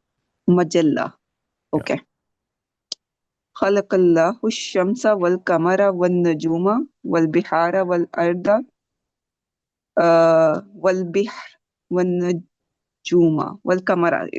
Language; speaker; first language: Arabic; non-native, learner; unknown